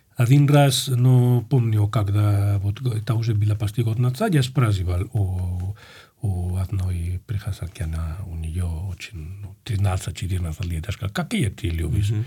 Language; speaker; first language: Russian; non-native, fluent; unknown